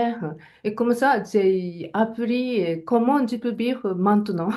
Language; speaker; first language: French; non-native, learner; Japanese